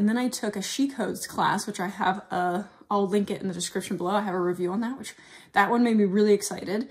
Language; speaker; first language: English; native; English